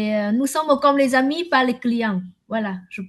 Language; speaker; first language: French; non-native, learner; Vietnamese